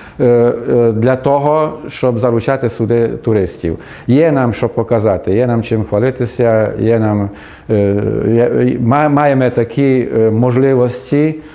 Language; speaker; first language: Ukrainian; native; Ukrainian